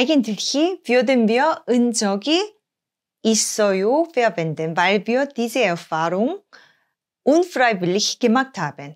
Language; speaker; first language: German; non-native, fluent; Korean